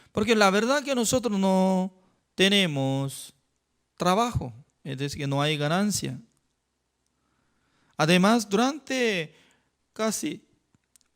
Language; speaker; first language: Spanish; non-native, fluent; Korean